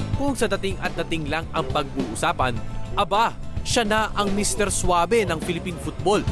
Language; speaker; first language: Filipino; native; Filipino